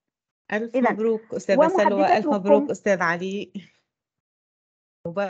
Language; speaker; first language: Arabic; native; Arabic